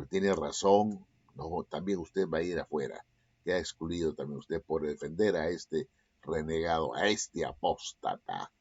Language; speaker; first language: Spanish; native; Spanish